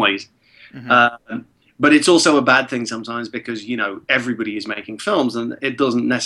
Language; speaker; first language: English; early bilingual, other home language; Czech